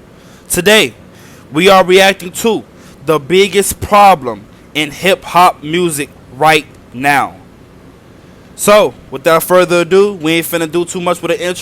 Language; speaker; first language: English; native; English